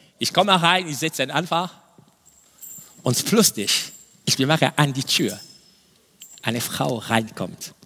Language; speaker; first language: German; non-native, fluent; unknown